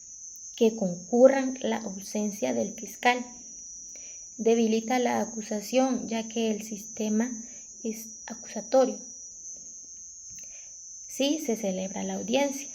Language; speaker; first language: Spanish; native; Spanish